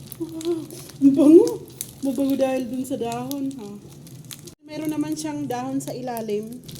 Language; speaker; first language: Filipino; non-native, local second language; Bikol